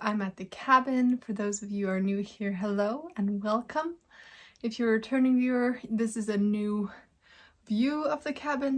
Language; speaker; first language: English; non-native, fluent; Norwegian